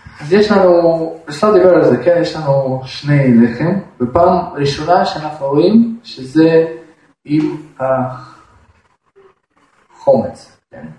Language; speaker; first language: Hebrew; non-native, fluent; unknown